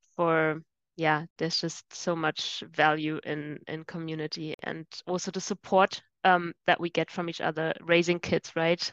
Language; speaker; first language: English; non-native, fluent; German